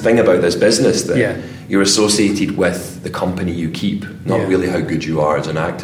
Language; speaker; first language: English; native; English